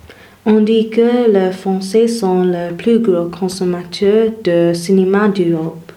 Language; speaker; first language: French; non-native, learner; English